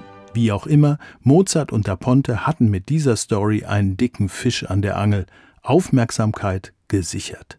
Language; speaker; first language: German; native; German